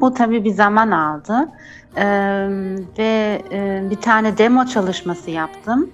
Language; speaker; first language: Turkish; early bilingual, heritage; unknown